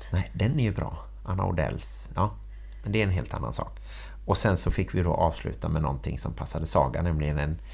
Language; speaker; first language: Swedish; native; Swedish